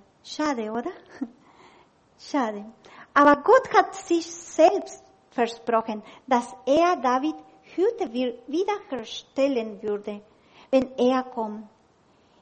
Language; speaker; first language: German; non-native, learner; Spanish